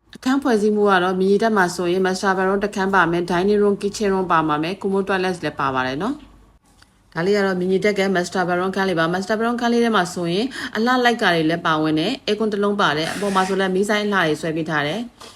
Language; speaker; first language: Burmese; native; Burmese